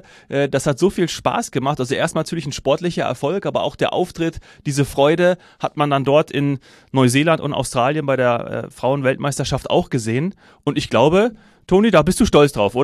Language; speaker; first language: German; native; German